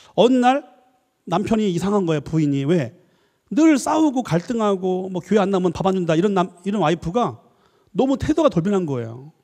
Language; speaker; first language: Korean; native; Korean